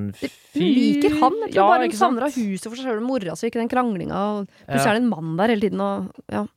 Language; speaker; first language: Norwegian; native; Norwegian